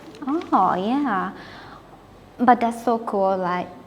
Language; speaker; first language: English; non-native, learner; Thai